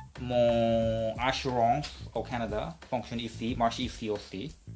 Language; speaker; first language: French; non-native, learner; English